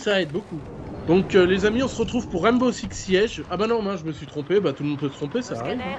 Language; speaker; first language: French; native; French